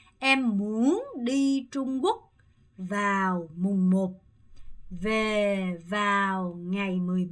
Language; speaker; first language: Vietnamese; non-native, fluent; Korean